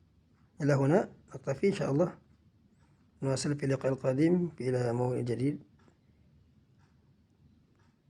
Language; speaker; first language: Arabic; non-native, fluent; Indonesian